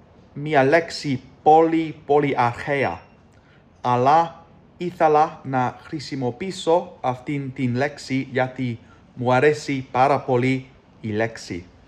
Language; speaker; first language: Greek; non-native, learner; English